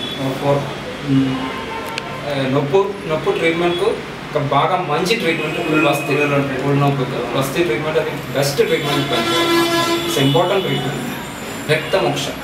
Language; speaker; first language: Telugu; non-native, learner; Malayalam